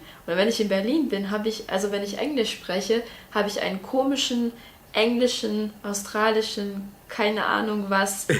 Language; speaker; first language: German; non-native, fluent; Latvian